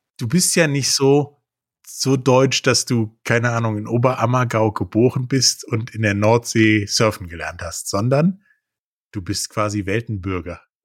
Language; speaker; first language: German; native; German